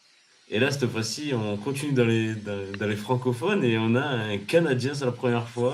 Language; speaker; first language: French; native; French